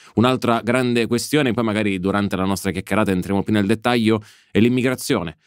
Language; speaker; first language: Italian; native; Italian